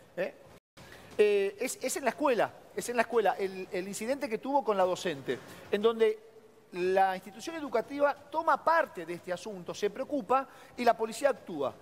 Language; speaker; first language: Spanish; native; Spanish